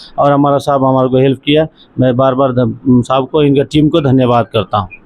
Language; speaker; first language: Hindi; native; Hindi